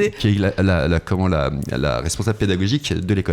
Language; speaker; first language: French; native; French